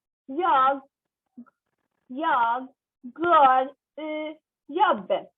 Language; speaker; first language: Swedish; non-native, learner; Bangla